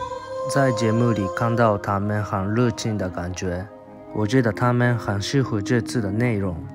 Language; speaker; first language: Chinese; non-native, fluent; Japanese